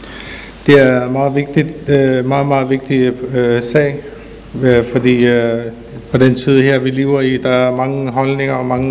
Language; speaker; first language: Danish; early bilingual, other home language; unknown